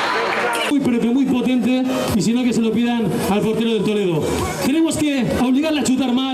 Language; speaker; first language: Spanish; native; Spanish